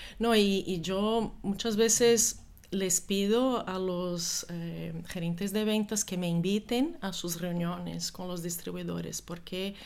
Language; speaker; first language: Spanish; non-native, fluent; Portuguese